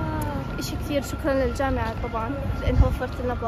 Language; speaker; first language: Arabic; native; Arabic